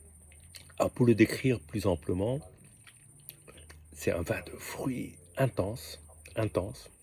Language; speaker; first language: French; native; French